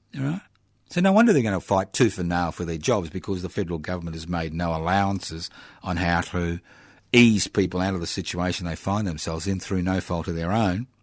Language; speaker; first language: English; early bilingual, other home language; Italian